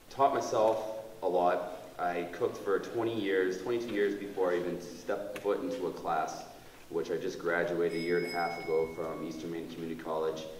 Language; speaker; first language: English; native; English